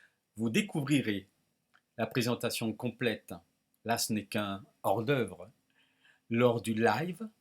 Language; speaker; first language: French; native; French